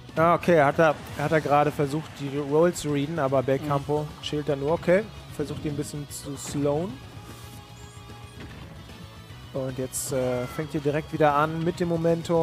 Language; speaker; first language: German; native; German